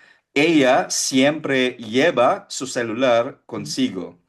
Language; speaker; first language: Spanish; non-native, fluent; Filipino